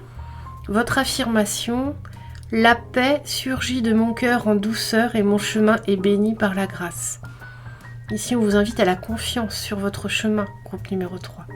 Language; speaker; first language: French; native; French